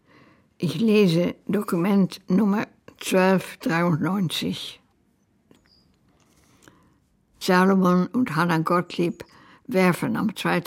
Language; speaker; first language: German; non-native, fluent; Dutch